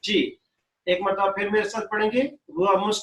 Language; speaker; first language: Urdu; native; Urdu